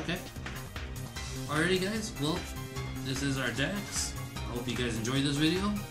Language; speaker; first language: English; native; English